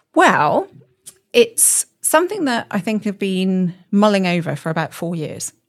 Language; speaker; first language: English; native; English